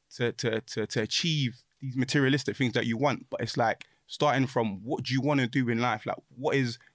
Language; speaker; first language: English; native; English